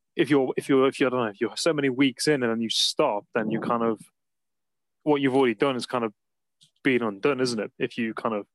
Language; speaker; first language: English; native; English